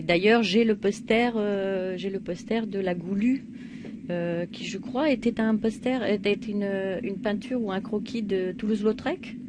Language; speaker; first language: French; native; French